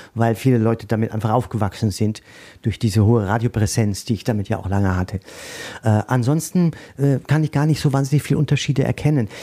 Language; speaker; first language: German; native; German